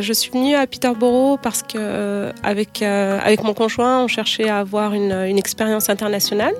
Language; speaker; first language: French; native; French